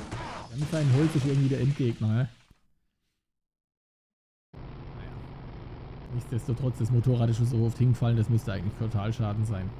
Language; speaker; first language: German; native; German